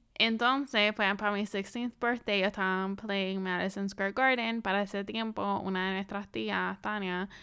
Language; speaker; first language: Spanish; early bilingual, other home language; English